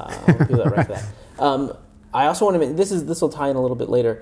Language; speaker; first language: English; native; English